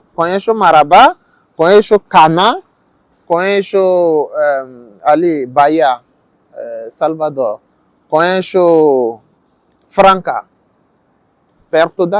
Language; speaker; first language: Portuguese; non-native, learner; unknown